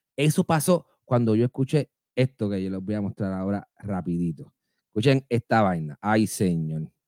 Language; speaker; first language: Spanish; native; Spanish